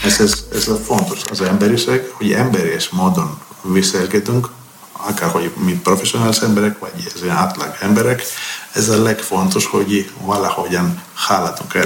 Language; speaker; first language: Hungarian; non-native, fluent; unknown